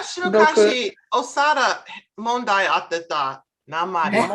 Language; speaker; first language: Japanese; non-native, learner; English